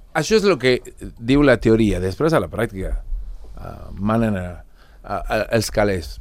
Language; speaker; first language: Catalan; non-native, fluent; Spanish